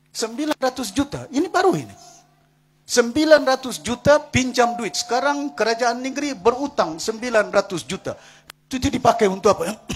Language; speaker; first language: Malay; non-native, local second language; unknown